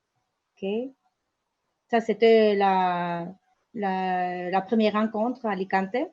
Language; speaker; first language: French; non-native, learner; Spanish